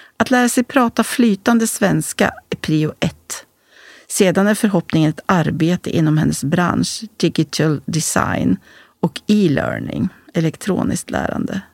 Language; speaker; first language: Swedish; native; Swedish